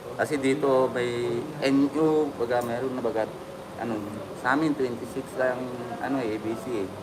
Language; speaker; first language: Filipino; non-native, learner; Punjabi